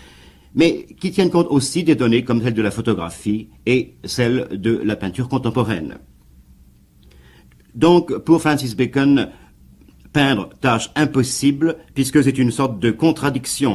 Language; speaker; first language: French; native; French